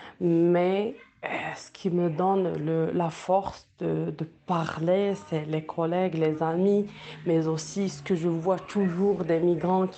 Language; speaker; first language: French; non-native, local second language; Arabic